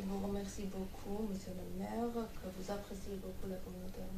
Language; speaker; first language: French; non-native, fluent; Armenian